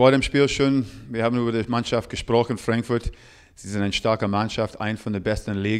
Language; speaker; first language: German; non-native, learner; English